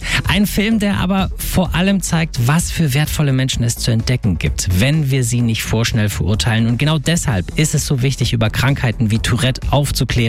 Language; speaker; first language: German; native; German